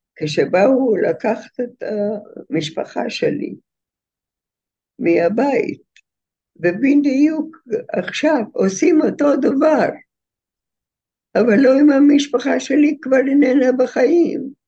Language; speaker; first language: Hebrew; non-native, fluent; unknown